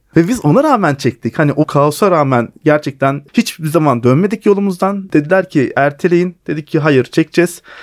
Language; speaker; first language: Turkish; native; Turkish